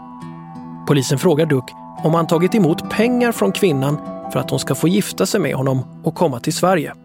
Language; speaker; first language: Swedish; native; Swedish